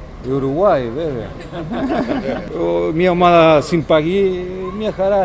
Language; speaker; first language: Greek; non-native, learner; Spanish